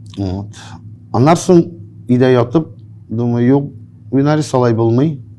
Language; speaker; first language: Tatar; non-native, local second language; Russian